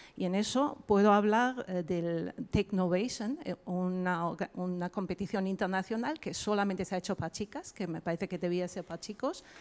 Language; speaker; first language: Spanish; non-native, fluent; German